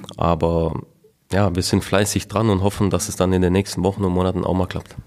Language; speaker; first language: German; native; German